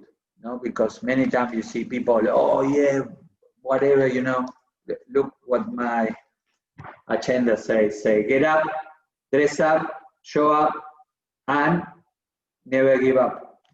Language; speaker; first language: English; non-native, fluent; Spanish